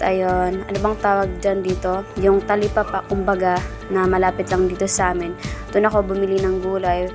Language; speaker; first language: Filipino; non-native, local second language; Masbatenyo